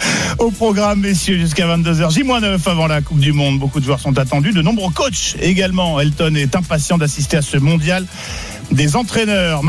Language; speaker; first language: French; native; French